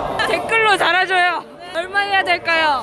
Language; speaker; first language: Korean; native; Korean